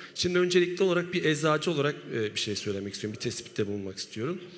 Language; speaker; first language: Turkish; native; Turkish